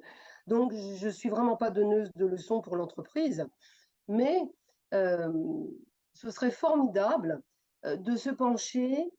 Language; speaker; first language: French; native; French